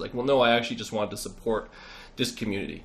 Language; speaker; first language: English; native; English